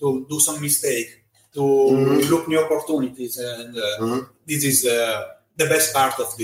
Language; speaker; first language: English; non-native, fluent; Italian